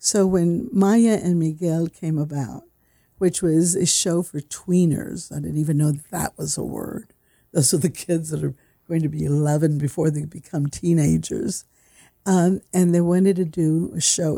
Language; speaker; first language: English; native; English